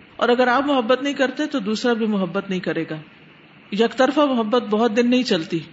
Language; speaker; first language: Urdu; native; Urdu